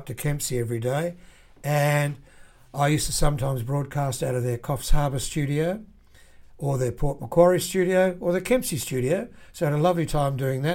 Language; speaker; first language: English; native; English